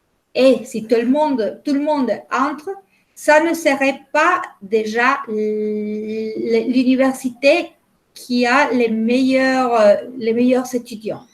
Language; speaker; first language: French; non-native, fluent; Spanish